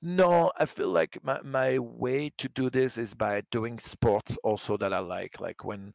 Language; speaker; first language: English; non-native, fluent; French